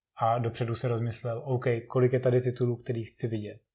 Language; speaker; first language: Czech; native; Czech